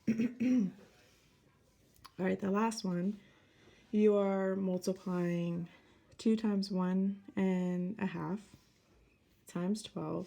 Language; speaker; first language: English; native; English